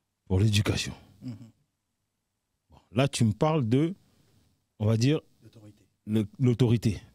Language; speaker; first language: French; native; French